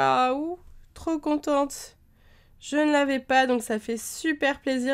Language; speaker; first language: French; native; French